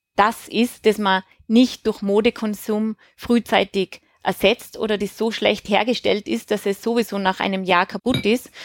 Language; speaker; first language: German; native; German